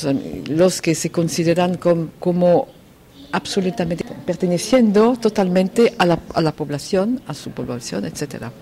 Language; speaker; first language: Spanish; non-native, fluent; French